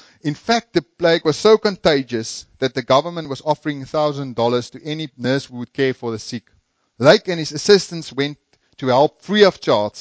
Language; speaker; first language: English; non-native, local second language; Afrikaans